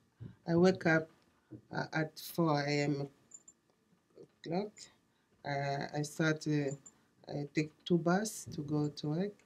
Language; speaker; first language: English; non-native, learner; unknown